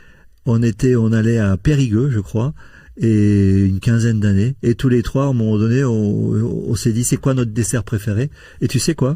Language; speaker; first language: French; native; French